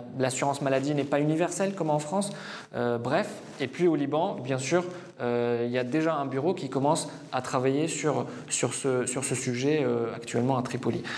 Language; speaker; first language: French; non-native, fluent; Arabic